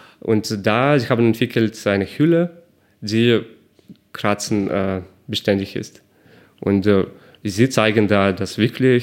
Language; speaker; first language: German; non-native, fluent; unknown